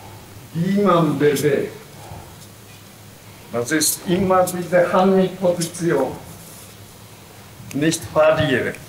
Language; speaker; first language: German; non-native, learner; Japanese